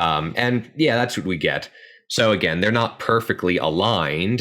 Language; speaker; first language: English; native; English